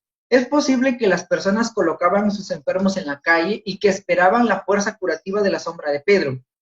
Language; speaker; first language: Spanish; native; Spanish